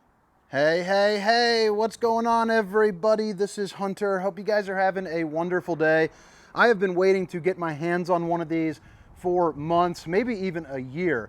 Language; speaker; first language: English; native; English